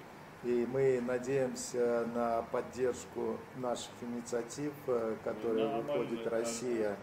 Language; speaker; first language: Russian; native; Russian